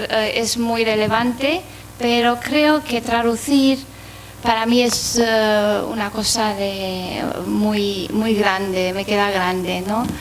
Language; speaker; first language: Spanish; non-native, fluent; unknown